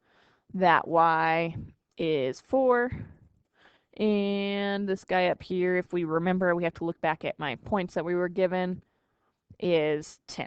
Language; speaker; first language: English; native; English